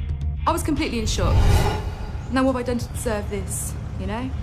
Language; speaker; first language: English; native; English